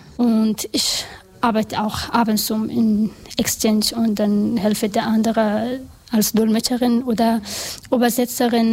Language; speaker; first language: German; non-native, learner; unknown